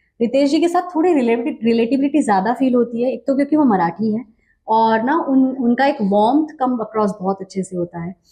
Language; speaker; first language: Hindi; non-native, local second language; Marathi